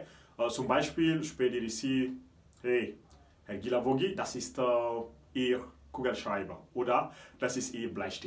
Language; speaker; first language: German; non-native, fluent; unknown